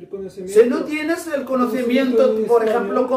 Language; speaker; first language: Spanish; non-native, fluent; Arabic